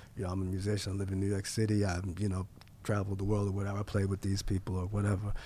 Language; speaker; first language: English; native; English